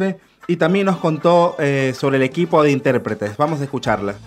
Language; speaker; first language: Spanish; native; Spanish